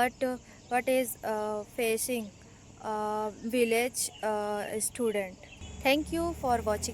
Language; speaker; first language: English; non-native, learner; Hindi